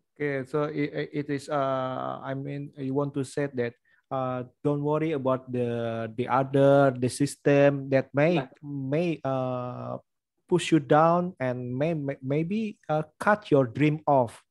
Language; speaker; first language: English; non-native, learner; Indonesian